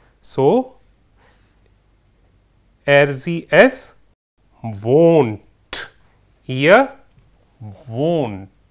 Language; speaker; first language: German; non-native, fluent; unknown